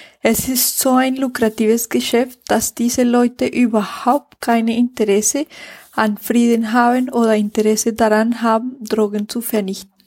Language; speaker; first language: German; non-native, fluent; Spanish